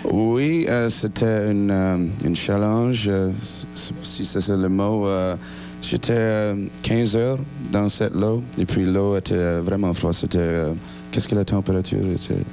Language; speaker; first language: French; non-native, learner; English